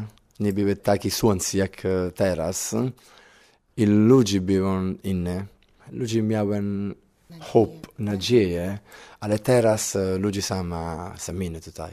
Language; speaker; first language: Polish; non-native, learner; Italian